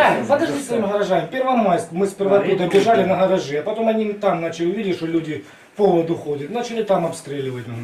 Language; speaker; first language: Russian; native; Russian